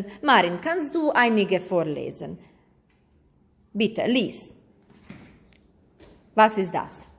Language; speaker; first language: German; non-native, fluent; Croatian